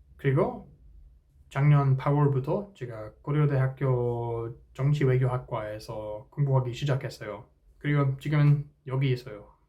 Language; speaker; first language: Korean; non-native, fluent; English